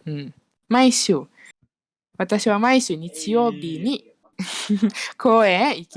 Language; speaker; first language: Japanese; non-native, fluent; Malay